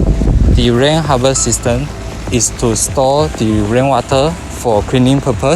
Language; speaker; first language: English; non-native, local second language; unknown